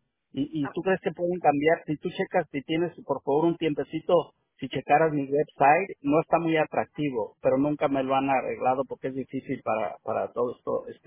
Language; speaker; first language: Spanish; native; Spanish